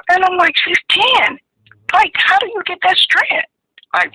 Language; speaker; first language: English; native; English